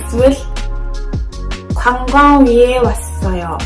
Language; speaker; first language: Korean; non-native, learner; Mongolian